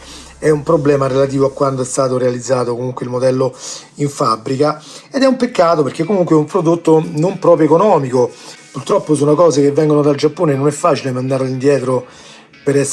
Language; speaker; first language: Italian; native; Italian